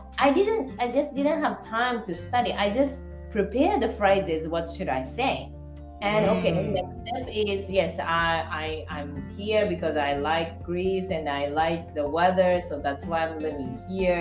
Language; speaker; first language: English; non-native, fluent; Japanese